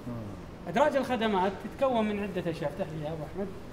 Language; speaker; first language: Arabic; native; Arabic